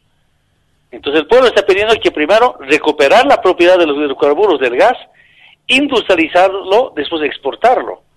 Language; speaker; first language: Spanish; native; Spanish